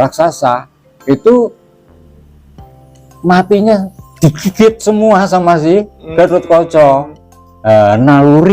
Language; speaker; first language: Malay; non-native, local second language; Javanese